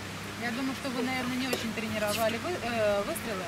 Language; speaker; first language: Russian; native; Russian